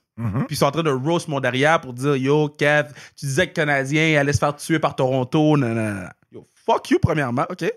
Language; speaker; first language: French; native; French